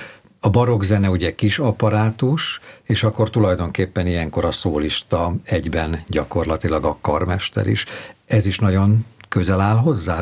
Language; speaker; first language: Hungarian; native; Hungarian